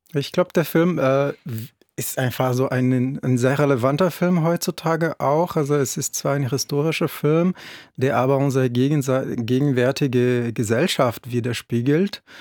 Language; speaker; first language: German; non-native, fluent; Portuguese